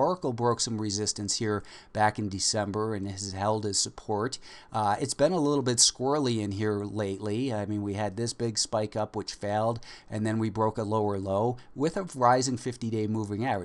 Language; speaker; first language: English; native; English